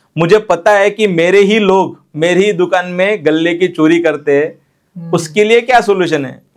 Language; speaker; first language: Hindi; non-native, local second language; Marathi